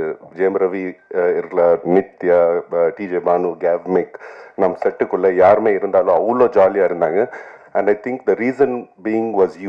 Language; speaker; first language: Tamil; non-native, local second language; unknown